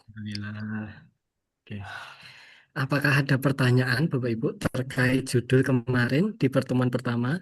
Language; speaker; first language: Indonesian; native; Indonesian